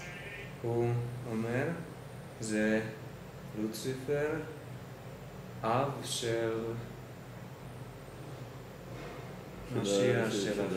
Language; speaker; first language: Hebrew; non-native, learner; Finnish